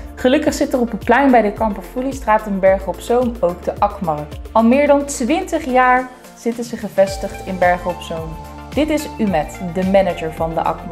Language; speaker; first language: Dutch; native; Dutch